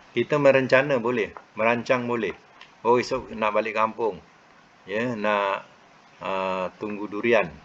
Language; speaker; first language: Malay; native; Malay